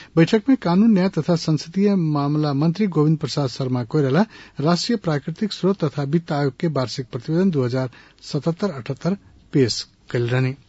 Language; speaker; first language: Bhojpuri; non-native, local second language; Nepali